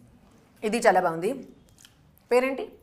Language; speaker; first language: Telugu; non-native, fluent; Hindi